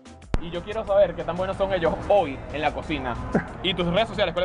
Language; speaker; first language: Spanish; native; Spanish